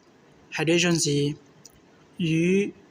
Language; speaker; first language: Chinese; non-native, learner; Hmong